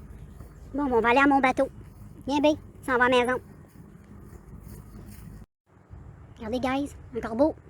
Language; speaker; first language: French; native; French